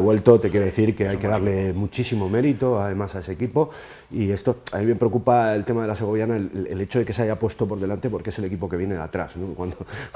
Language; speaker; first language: Spanish; native; Spanish